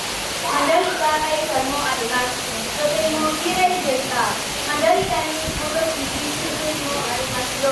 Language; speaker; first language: Japanese; non-native, learner; Indonesian